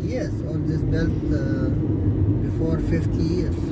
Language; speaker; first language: English; non-native, learner; Arabic